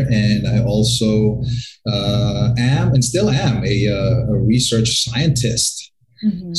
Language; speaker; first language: English; non-native, local second language; Hiligaynon